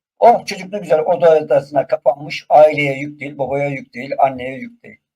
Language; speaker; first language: Turkish; native; Turkish